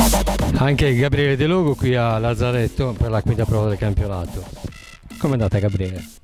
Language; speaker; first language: Italian; native; Italian